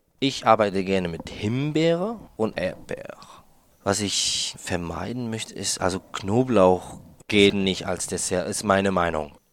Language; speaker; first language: German; non-native, fluent; Japanese